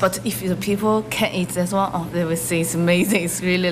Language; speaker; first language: English; non-native, learner; Chinese